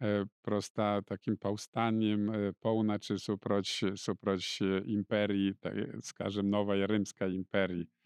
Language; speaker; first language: Polish; non-native, local second language; Belarusian